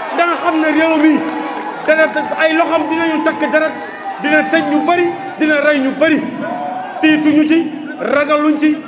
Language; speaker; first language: Wolof; non-native, local second language; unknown